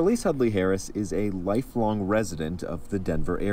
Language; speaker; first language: English; native; English